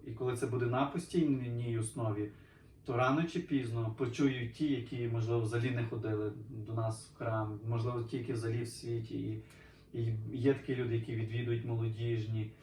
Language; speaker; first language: Ukrainian; native; Ukrainian